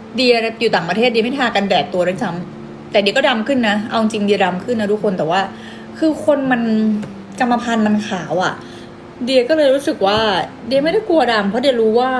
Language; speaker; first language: Thai; native; Thai